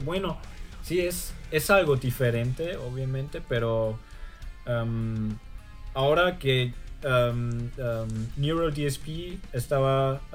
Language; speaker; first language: Spanish; early bilingual, heritage; German